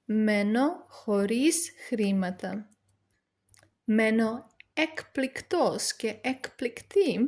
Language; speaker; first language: Greek; non-native, learner; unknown